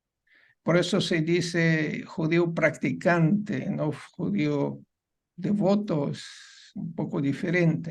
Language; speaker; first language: Spanish; non-native, fluent; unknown